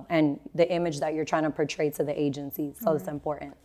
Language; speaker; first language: English; native; English